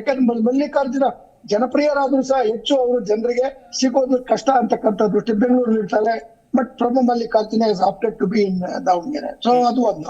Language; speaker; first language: Kannada; native; Kannada